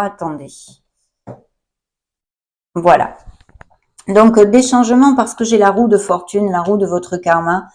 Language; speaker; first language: French; native; French